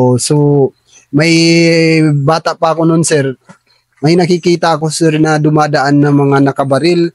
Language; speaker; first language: Filipino; non-native, local second language; Tausug